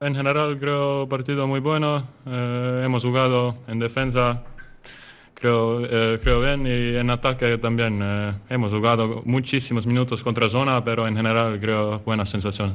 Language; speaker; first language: Spanish; non-native, learner; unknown